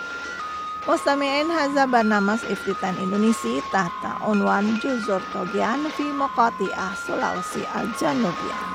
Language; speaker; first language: Arabic; non-native, fluent; Indonesian